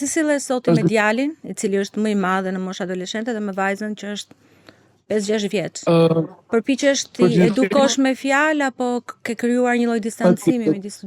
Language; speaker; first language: Albanian; native; Albanian